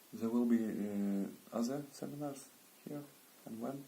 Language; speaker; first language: English; non-native, learner; Lithuanian